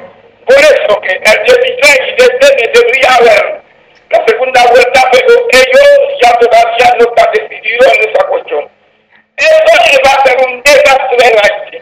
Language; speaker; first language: Spanish; non-native, fluent; Haitian Creole